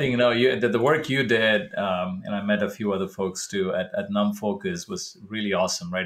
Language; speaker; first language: English; non-native, local second language; Tamil